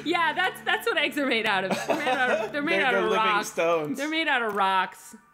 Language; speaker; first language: English; native; English